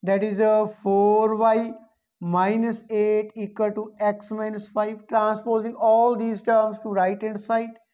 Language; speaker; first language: English; non-native, local second language; Punjabi